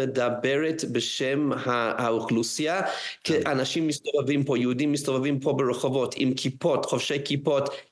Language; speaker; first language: Hebrew; non-native, fluent; English